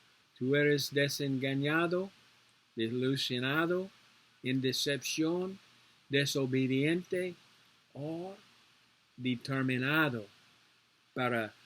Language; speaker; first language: Spanish; non-native, learner; English